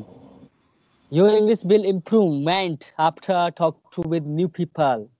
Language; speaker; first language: English; non-native, learner; Hindi